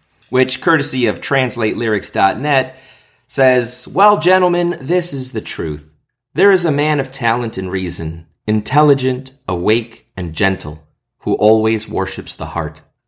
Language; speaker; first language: English; native; English